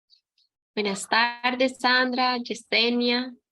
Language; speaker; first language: Spanish; native; Spanish